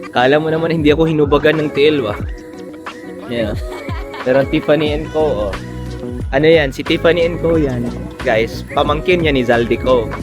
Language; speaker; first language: Filipino; non-native, local second language; Cebuano